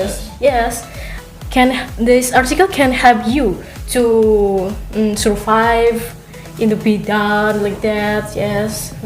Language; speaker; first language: English; non-native, learner; Indonesian